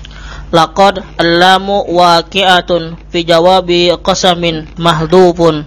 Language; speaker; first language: Arabic; non-native, learner; Indonesian